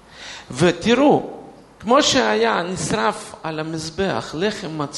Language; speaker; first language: Hebrew; non-native, fluent; Russian